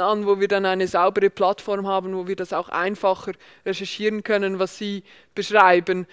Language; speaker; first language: German; native; German